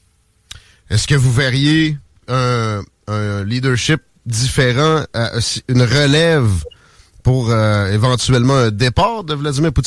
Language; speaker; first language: French; native; French